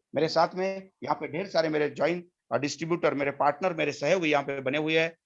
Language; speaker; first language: Hindi; non-native, local second language; Kannada